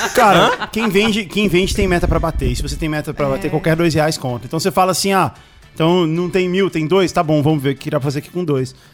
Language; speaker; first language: Portuguese; native; Portuguese